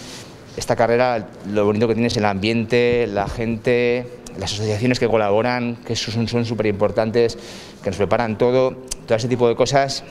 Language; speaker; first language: Spanish; native; Spanish